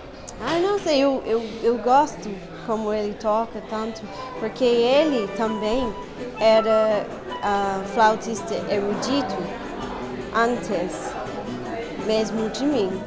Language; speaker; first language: Portuguese; non-native, learner; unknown